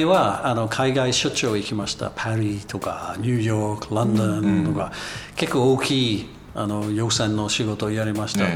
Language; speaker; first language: Japanese; non-native, learner; English